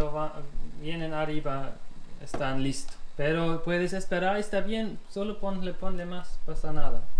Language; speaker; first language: Spanish; non-native, learner; German